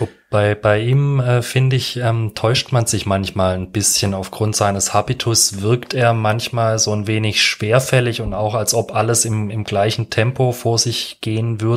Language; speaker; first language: German; native; German